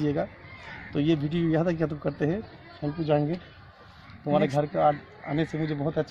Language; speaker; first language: Hindi; non-native, local second language; Bangla